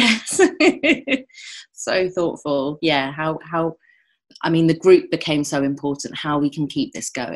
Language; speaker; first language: English; native; English